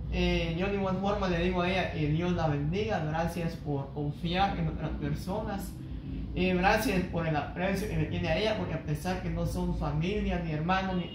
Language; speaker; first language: Spanish; native; Spanish